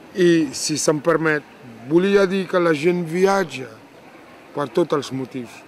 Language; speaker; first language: Catalan; non-native, fluent; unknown